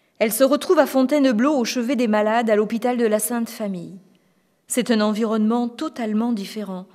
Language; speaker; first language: French; native; French